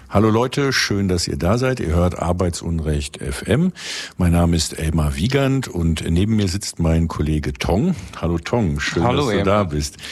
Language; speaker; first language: German; native; German